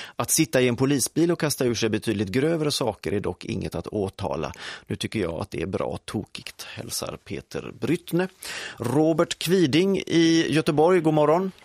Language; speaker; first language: Swedish; native; Swedish